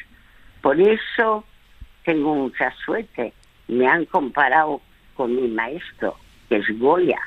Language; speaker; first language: Spanish; early bilingual, other home language; French